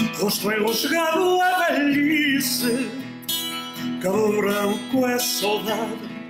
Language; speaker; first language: Portuguese; early bilingual, heritage; Portuguese